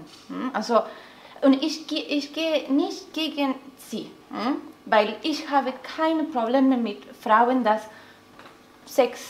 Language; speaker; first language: German; non-native, learner; Spanish